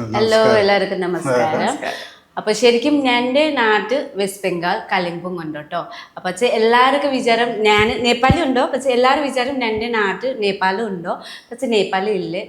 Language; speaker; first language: Malayalam; non-native, learner; Nepali